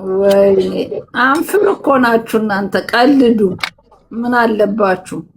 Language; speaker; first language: Amharic; native; Amharic